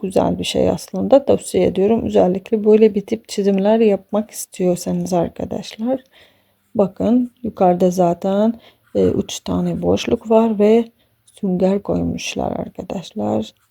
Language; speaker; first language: Turkish; non-native, fluent; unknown